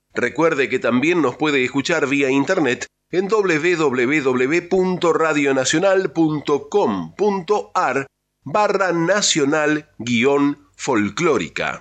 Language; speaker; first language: Spanish; native; Spanish